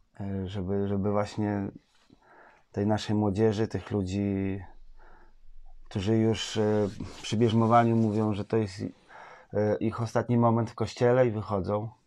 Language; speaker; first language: Polish; native; Polish